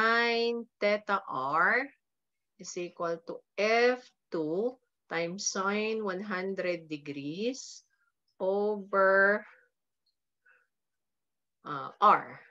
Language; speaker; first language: English; non-native, local second language; Filipino